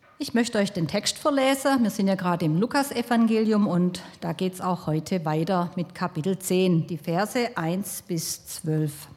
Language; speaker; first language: German; native; German